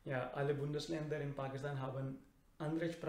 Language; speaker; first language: German; non-native, learner; Urdu